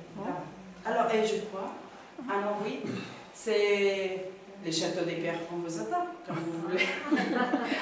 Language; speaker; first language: French; non-native, learner; Spanish